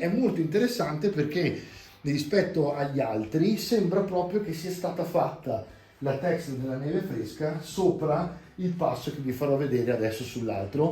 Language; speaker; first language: Italian; native; Italian